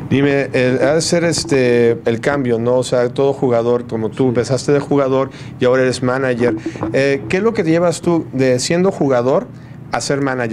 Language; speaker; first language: Spanish; native; Spanish